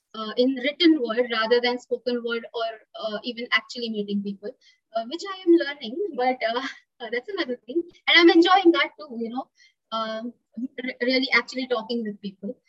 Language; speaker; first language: English; non-native, local second language; Marathi